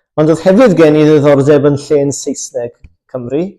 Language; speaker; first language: Welsh; native; Welsh